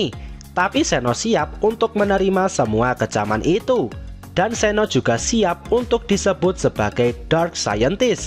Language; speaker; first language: Indonesian; native; Indonesian